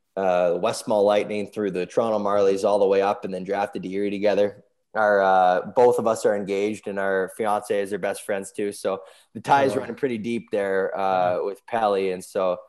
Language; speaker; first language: English; native; English